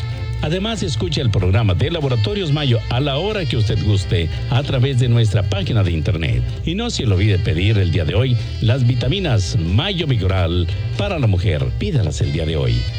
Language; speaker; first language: Spanish; native; Spanish